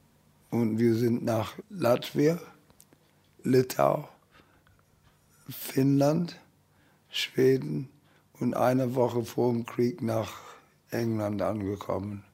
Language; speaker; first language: German; early bilingual, heritage; German